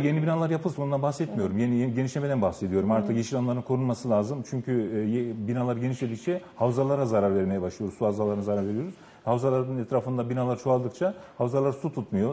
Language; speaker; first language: Turkish; native; Turkish